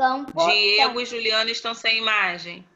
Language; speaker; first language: Portuguese; native; Portuguese